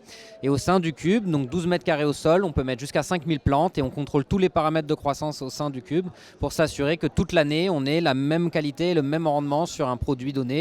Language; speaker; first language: French; native; French